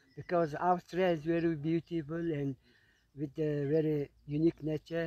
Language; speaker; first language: English; non-native, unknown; Mongolian